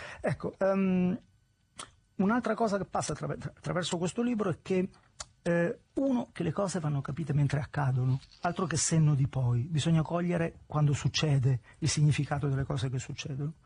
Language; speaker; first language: Italian; native; Italian